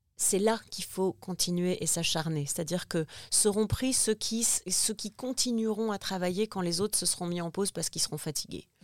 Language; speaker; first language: French; native; French